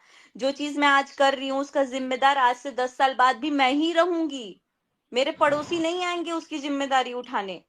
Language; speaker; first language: Hindi; native; Hindi